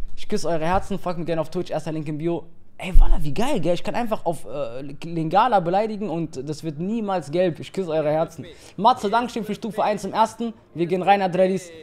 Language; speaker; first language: German; native; German